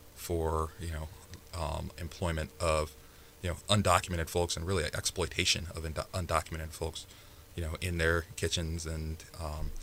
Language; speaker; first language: English; native; English